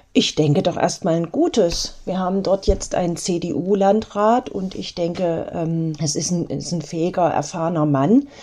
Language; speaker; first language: German; native; German